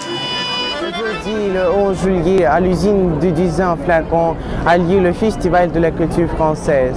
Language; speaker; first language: French; non-native, learner; Russian